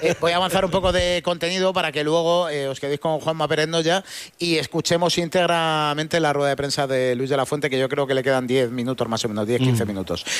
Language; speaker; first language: Spanish; native; Spanish